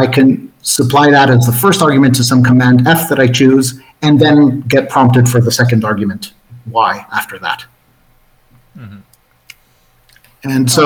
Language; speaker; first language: English; non-native, fluent; Spanish